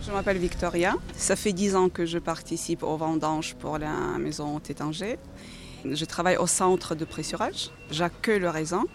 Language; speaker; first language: French; non-native, fluent; Ukrainian